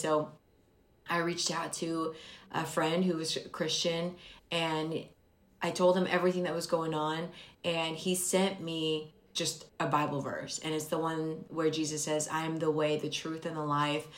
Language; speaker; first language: English; early bilingual, other home language; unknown